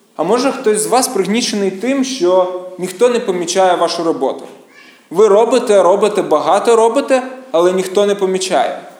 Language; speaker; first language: Ukrainian; native; Ukrainian